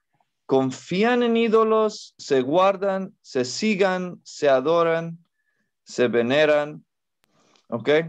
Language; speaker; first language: Spanish; non-native, fluent; English